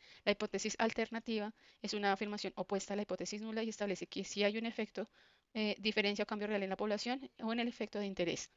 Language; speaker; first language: Spanish; native; Spanish